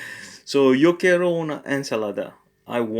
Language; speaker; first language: Spanish; non-native, learner; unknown